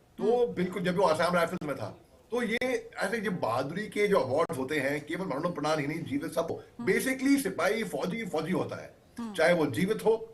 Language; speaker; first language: Hindi; native; Hindi